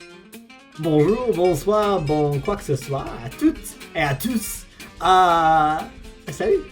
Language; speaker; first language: French; non-native, fluent; English